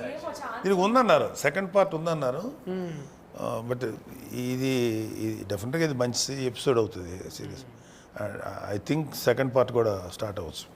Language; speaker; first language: Telugu; native; Telugu